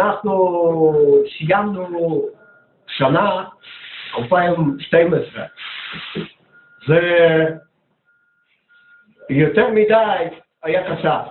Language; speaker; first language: Hebrew; non-native, learner; Russian